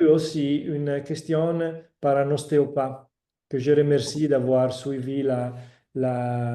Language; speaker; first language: French; non-native, fluent; Italian